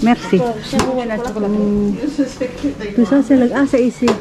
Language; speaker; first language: French; non-native, learner; Indonesian